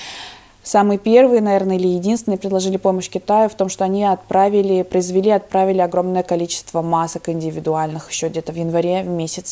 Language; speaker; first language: Russian; native; Russian